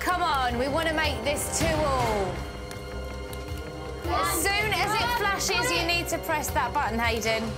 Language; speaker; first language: English; native; English